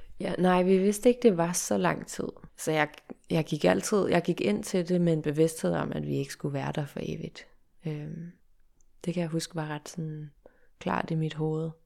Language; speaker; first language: Danish; early bilingual, heritage; Danish